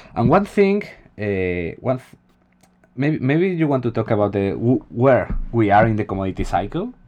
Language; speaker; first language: English; non-native, fluent; Spanish